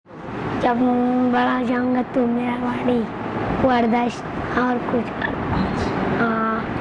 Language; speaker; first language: Hindi; non-native, local second language; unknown